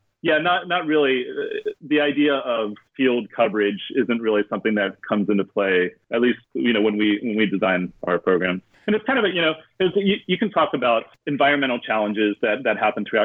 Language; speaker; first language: English; native; English